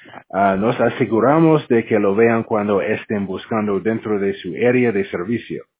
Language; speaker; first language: Spanish; non-native, learner; English